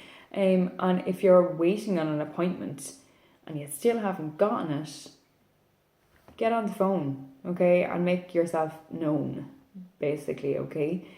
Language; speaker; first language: English; native; English